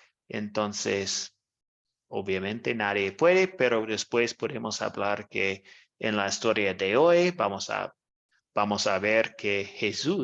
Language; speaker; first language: Spanish; non-native, fluent; English